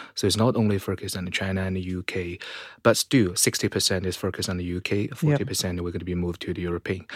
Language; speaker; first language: English; non-native, fluent; Chinese